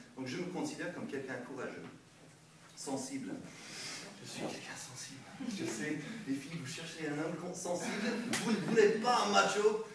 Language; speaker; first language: French; non-native, fluent; English